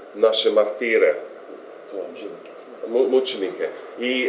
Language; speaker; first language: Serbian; non-native, fluent; English